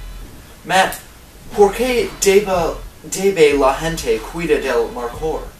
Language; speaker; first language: Spanish; non-native, learner; English